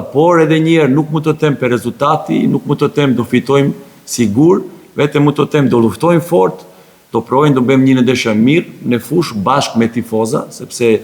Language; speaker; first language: Albanian; non-native, learner; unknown